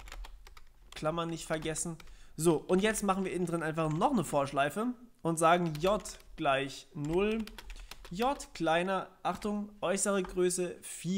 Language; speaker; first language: German; native; German